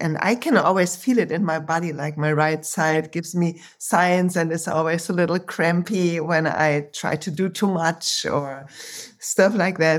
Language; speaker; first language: English; non-native, fluent; German